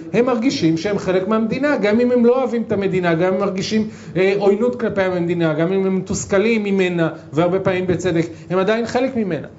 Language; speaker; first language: Hebrew; native; Hebrew